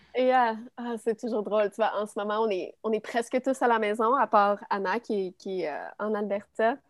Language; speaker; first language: French; native; French